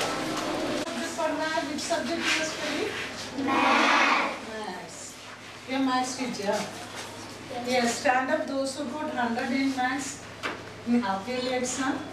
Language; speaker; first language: English; non-native, local second language; Hindi